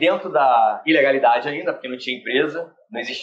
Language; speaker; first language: Portuguese; native; Portuguese